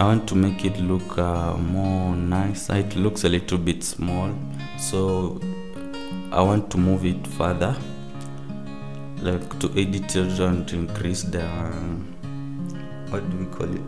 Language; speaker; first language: English; non-native, local second language; Swahili